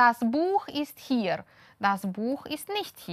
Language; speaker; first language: German; non-native, fluent; Romanian